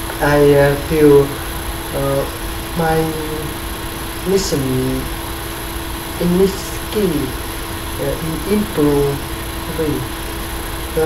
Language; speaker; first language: English; non-native, learner; Vietnamese